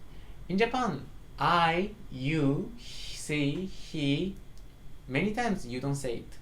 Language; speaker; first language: English; non-native, learner; Japanese